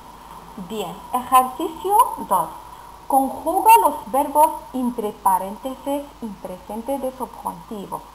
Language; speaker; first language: Spanish; non-native, fluent; Arabic